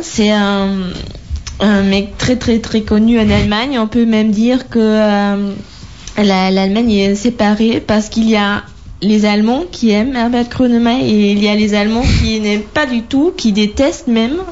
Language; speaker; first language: French; non-native, fluent; German